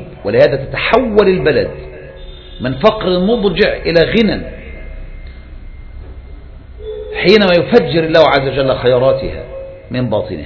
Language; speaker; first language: Arabic; native; Arabic